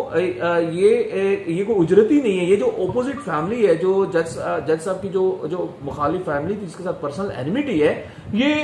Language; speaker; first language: Urdu; non-native, local second language; Pashto